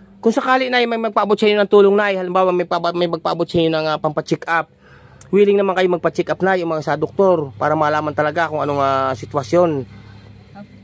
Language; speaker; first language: Filipino; native; Filipino